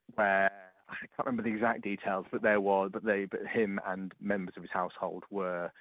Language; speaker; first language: English; native; English